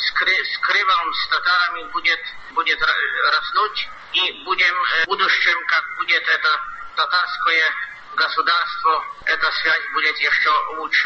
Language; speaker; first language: Russian; non-native, fluent; Polish